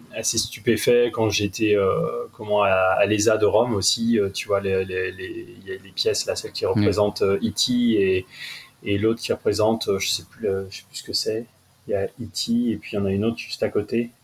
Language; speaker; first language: French; native; French